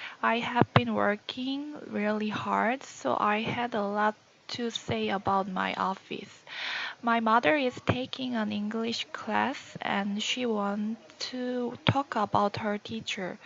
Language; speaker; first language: English; non-native, learner; Korean